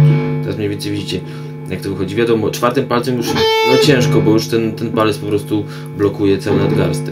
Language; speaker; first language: Polish; native; Polish